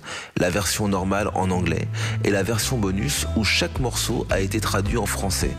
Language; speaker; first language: French; native; French